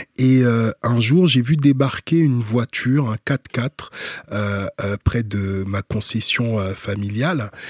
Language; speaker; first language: French; early bilingual, other home language; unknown